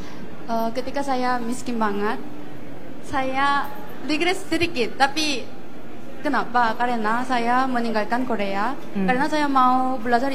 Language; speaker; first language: Indonesian; non-native, fluent; Korean